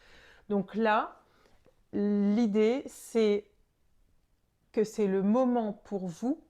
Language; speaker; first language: French; native; French